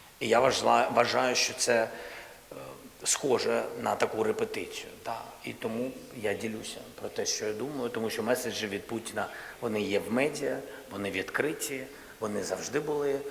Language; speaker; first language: Ukrainian; non-native, local second language; Russian